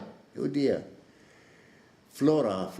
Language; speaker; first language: Hebrew; non-native, fluent; Arabic